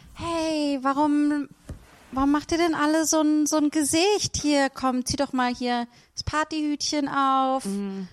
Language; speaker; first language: German; native; German